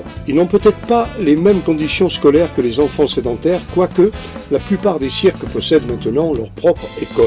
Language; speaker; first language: French; native; French